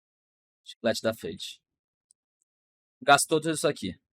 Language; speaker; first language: Portuguese; native; Portuguese